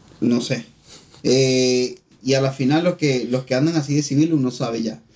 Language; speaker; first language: Spanish; native; Spanish